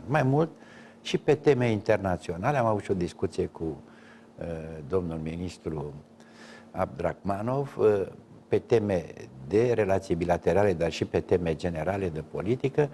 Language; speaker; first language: Romanian; native; Romanian